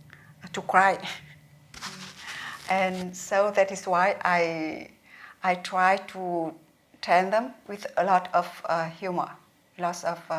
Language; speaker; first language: English; non-native, learner; Vietnamese